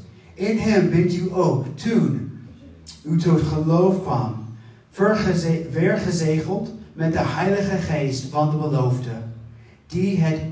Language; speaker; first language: Dutch; non-native, fluent; English